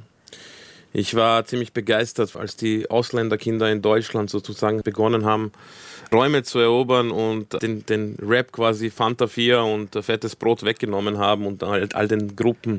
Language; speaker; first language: German; early bilingual, other home language; Croatian